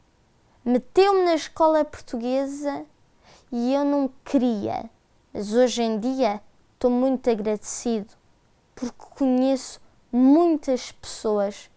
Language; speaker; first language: Portuguese; early bilingual, heritage; Portuguese